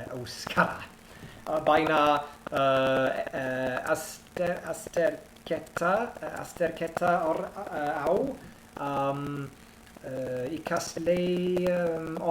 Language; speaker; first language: Basque; non-native, learner; English